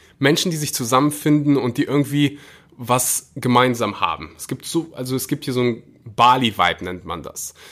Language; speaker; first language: German; early bilingual, other home language; Russian